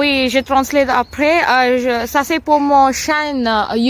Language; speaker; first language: French; non-native, learner; Telugu